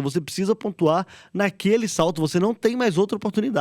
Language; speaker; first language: Portuguese; native; Portuguese